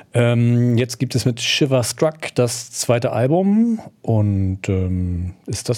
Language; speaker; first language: German; native; German